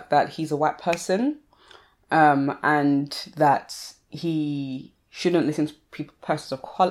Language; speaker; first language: English; native; English